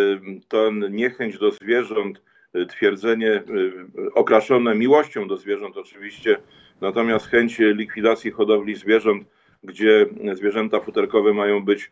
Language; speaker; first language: Polish; native; Polish